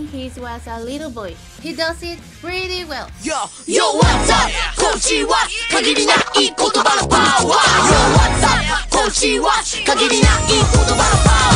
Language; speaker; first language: English; non-native, learner; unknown